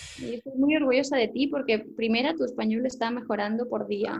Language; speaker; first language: Spanish; native; Spanish